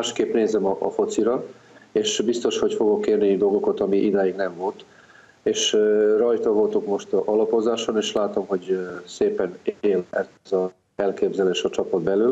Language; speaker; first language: Hungarian; non-native, fluent; Serbian